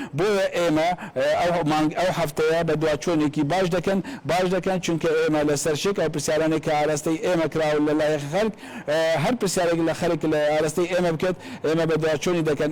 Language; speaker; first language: Central Kurdish; non-native, local second language; Kurdish